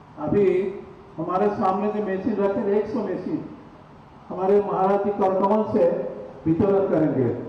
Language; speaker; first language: Hindi; non-native, local second language; Bangla